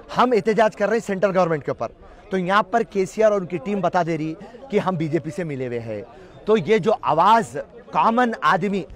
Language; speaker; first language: Hindi; non-native, local second language; Urdu